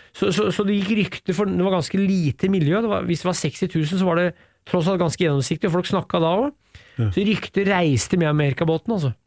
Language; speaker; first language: Norwegian; native; Norwegian